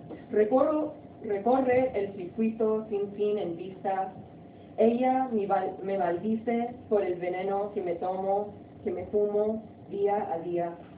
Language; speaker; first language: Spanish; early bilingual, heritage; Spanish